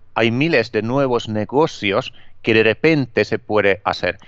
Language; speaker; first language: Spanish; non-native, fluent; Finnish